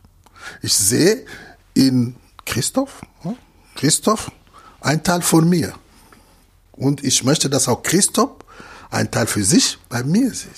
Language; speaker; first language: German; non-native, fluent; Lingala